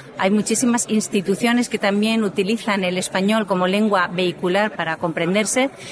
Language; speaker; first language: Spanish; native; Spanish